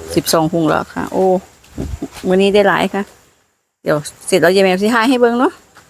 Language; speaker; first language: Thai; native; Thai